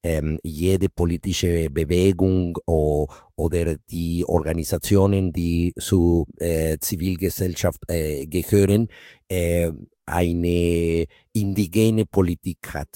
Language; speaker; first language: German; non-native, fluent; Spanish